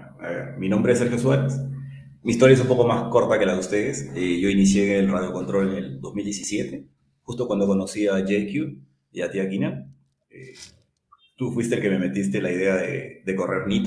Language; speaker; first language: Spanish; native; Spanish